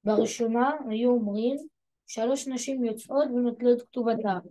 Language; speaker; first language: Hebrew; early bilingual, other home language; French